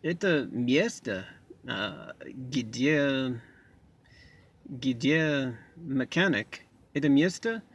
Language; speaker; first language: Russian; non-native, learner; English